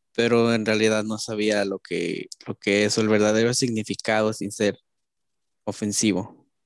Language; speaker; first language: Spanish; native; Spanish